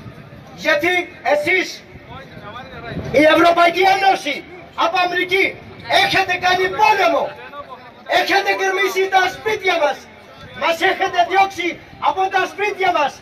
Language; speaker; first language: Greek; non-native, fluent; Urdu